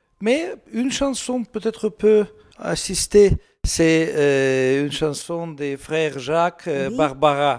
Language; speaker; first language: French; non-native, learner; Russian